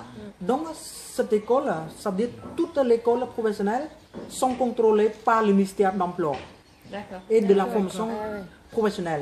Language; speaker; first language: French; non-native, fluent; Khmer